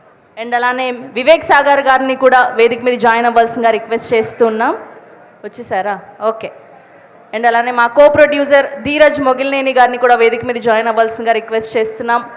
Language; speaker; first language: Telugu; native; Telugu